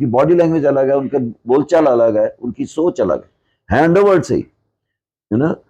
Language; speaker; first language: Hindi; non-native, local second language; Punjabi